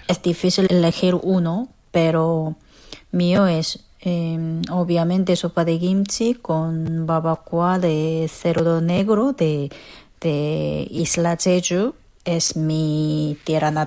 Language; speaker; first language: Spanish; non-native, fluent; Korean